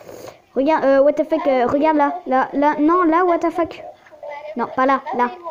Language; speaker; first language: French; native; French